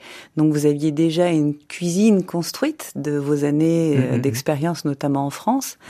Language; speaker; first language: French; native; French